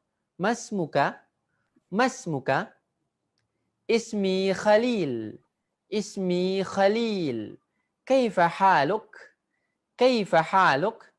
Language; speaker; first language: Arabic; non-native, fluent; Indonesian